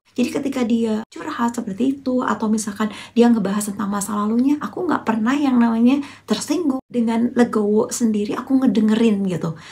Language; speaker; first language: Indonesian; native; Indonesian